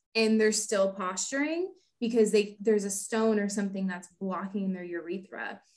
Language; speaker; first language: English; native; English